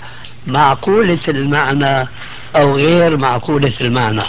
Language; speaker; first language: Arabic; native; Arabic